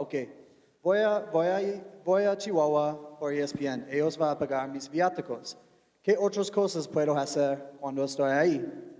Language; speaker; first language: Spanish; non-native, fluent; English